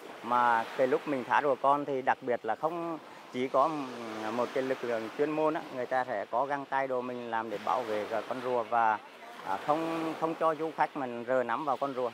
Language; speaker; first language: Vietnamese; native; Vietnamese